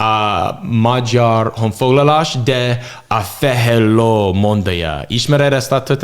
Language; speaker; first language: Hungarian; non-native, learner; English